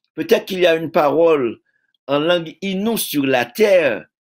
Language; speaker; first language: French; native; French